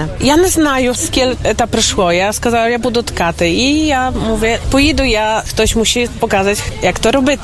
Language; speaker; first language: Polish; non-native, local second language; Ukrainian